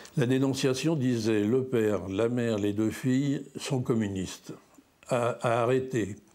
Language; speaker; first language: French; native; French